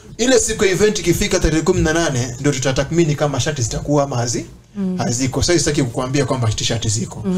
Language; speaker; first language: Swahili; non-native, local second language; Luo (Kenya and Tanzania)